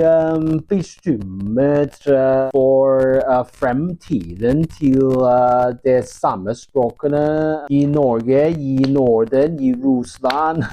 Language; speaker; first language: Norwegian; non-native, learner; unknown